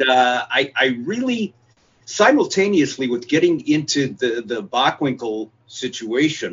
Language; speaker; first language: English; native; English